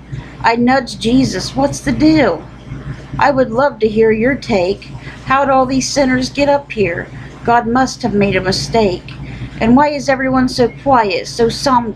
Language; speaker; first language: English; native; English